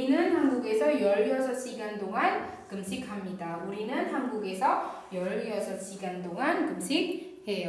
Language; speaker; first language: Korean; non-native, fluent; Indonesian